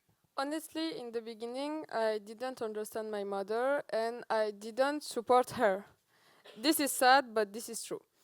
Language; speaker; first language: English; non-native, learner; Persian